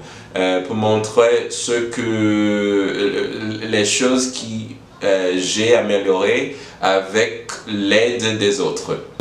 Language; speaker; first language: French; non-native, learner; English